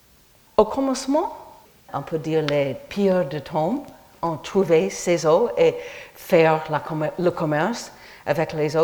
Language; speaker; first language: French; non-native, fluent; English